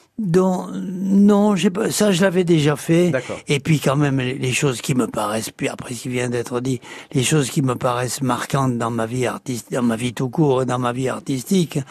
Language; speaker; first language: French; native; French